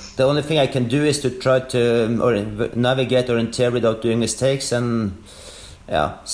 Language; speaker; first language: English; non-native, fluent; Norwegian